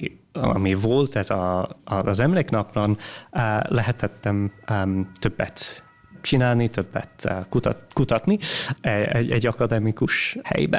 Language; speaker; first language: Hungarian; early bilingual, heritage; English